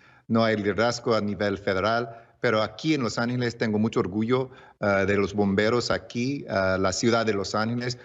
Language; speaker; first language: Spanish; early bilingual, heritage; English